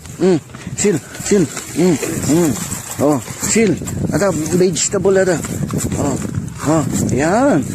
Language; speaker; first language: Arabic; non-native, learner; Filipino